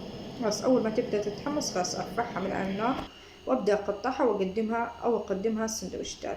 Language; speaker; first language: Arabic; native; Arabic